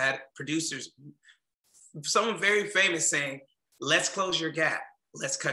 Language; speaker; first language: English; native; English